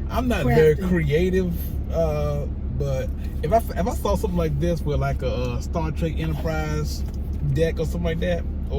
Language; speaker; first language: English; native; English